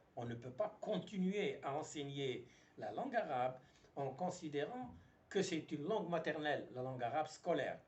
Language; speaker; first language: French; non-native, local second language; Arabic